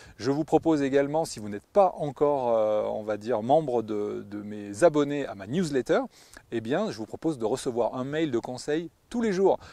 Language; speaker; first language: French; native; French